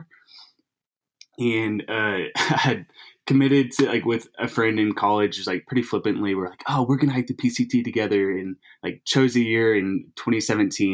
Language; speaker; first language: English; native; English